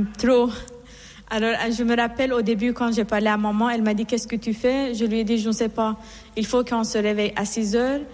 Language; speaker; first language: French; non-native, fluent; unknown